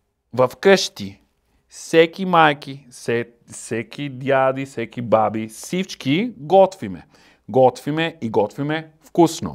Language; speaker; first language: Bulgarian; non-native, learner; Italian